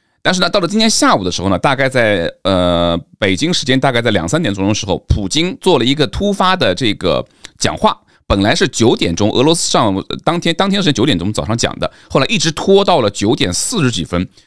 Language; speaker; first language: Chinese; native; Chinese